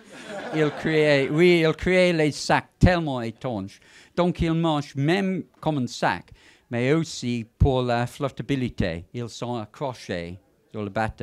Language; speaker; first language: French; non-native, fluent; English